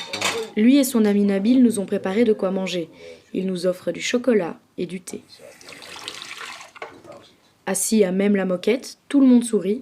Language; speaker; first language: French; native; French